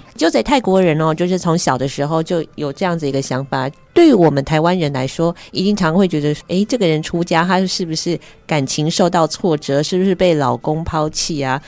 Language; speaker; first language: Chinese; native; Chinese